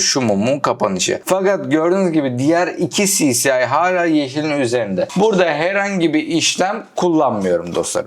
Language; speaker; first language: Turkish; native; Turkish